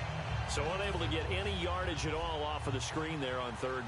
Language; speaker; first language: English; native; English